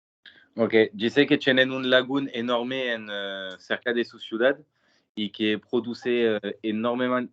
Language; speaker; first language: Spanish; non-native, learner; French